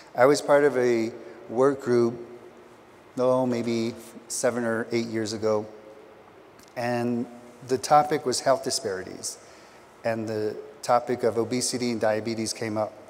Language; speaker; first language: English; native; English